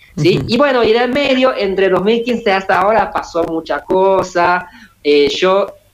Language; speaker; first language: Spanish; early bilingual, other home language; Chinese